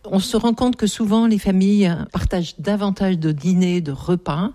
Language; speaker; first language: French; native; French